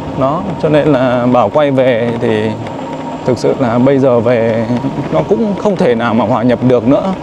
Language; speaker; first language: Vietnamese; native; Vietnamese